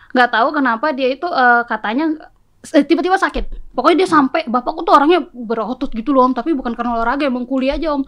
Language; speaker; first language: Indonesian; native; Indonesian